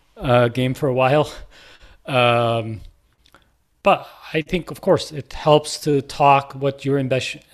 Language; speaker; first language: English; non-native, local second language; Punjabi